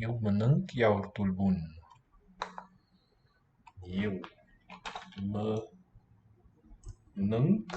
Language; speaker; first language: Romanian; non-native, learner; English